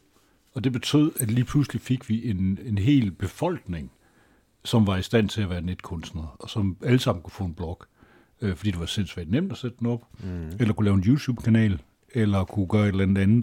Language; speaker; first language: Danish; native; Danish